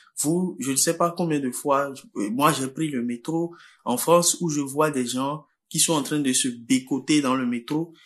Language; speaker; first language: French; non-native, local second language; Fon